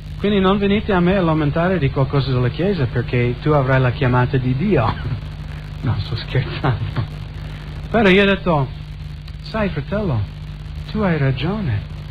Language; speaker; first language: Italian; non-native, fluent; English